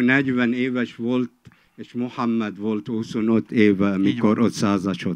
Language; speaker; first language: Hungarian; non-native, fluent; Arabic